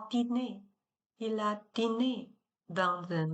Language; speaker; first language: French; non-native, learner; Chinese